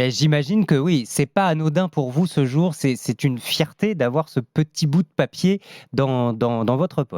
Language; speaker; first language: French; native; French